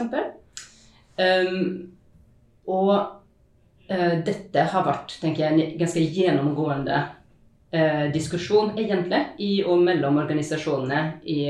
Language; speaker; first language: Norwegian; non-native, fluent; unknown